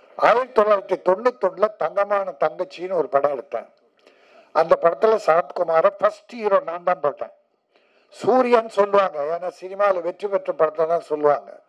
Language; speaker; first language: Tamil; native; Tamil